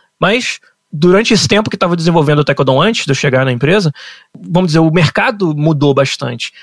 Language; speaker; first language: Portuguese; native; Portuguese